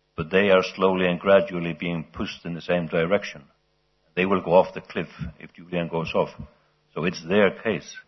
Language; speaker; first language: English; non-native, fluent; Icelandic